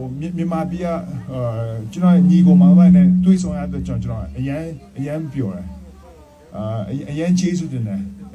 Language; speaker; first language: Burmese; non-native, local second language; Kachin